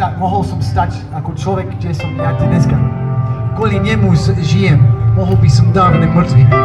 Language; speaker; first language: Slovak; non-native, learner; English